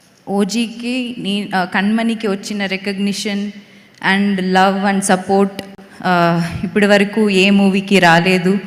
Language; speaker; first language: Telugu; non-native, fluent; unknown